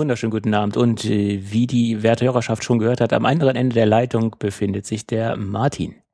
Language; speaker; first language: German; native; German